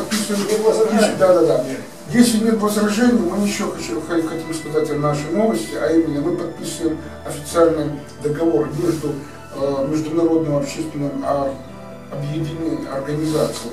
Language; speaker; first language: Russian; native; Russian